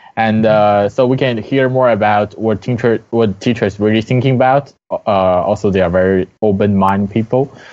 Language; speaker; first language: English; non-native, fluent; Chinese